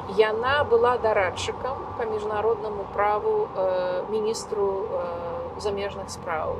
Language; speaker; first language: Belarusian; non-native, local second language; Russian